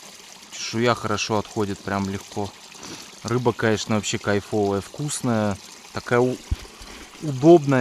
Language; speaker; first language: Russian; native; Russian